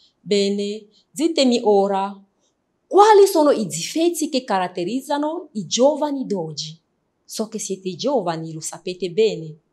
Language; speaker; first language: Italian; non-native, fluent; French